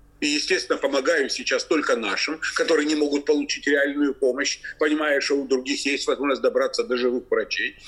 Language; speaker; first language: Russian; native; Russian